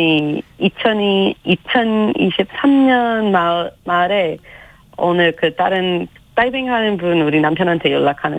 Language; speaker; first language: Korean; non-native, fluent; English